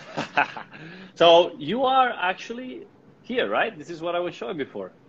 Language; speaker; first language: English; non-native, fluent; Spanish